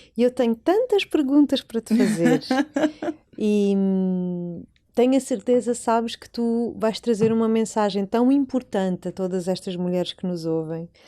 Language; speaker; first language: Portuguese; native; Portuguese